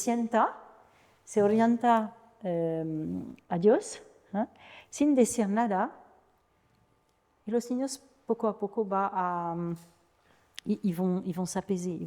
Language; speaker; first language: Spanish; non-native, fluent; French